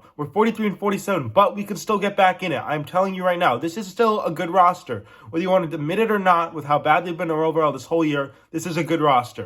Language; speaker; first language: English; native; English